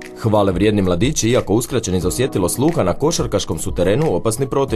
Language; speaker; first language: Croatian; native; Croatian